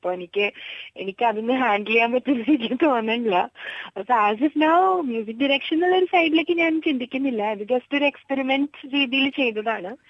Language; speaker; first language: Malayalam; early bilingual, heritage; Malayalam